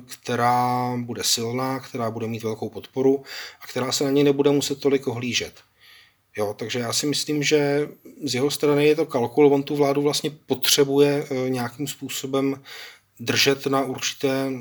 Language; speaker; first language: Czech; native; Czech